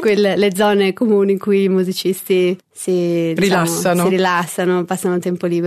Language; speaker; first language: Italian; native; Italian